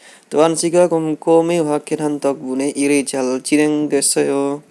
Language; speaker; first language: Korean; non-native, fluent; Indonesian